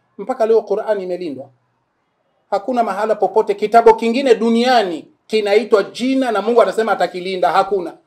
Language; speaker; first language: Swahili; native; Swahili